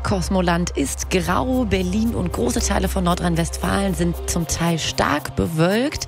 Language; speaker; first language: German; native; German